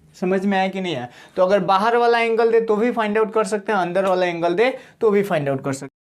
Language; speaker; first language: Hindi; native; Hindi